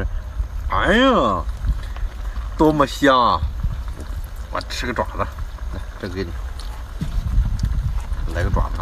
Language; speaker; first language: Chinese; native; Chinese